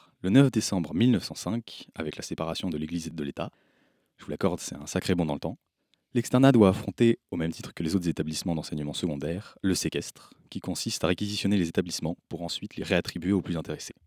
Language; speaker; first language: French; native; French